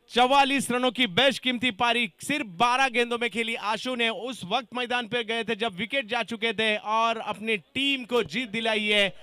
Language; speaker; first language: Hindi; non-native, local second language; Marathi